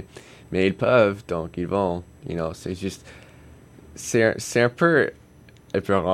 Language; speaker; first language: French; non-native, learner; English